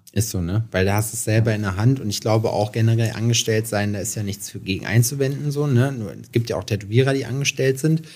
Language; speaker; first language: German; native; German